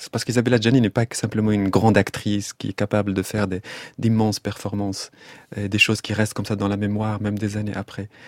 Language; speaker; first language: French; non-native, local second language; Arabic